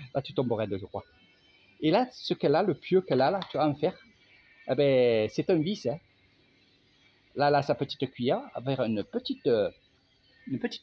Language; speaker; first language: French; native; French